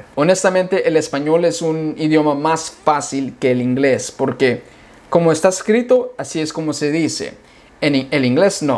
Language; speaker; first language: Spanish; early bilingual, heritage; English